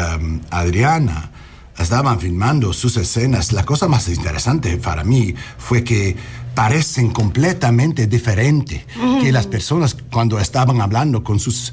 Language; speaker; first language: Spanish; early bilingual, heritage; English